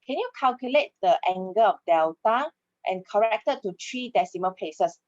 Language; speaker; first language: English; non-native, local second language; Malay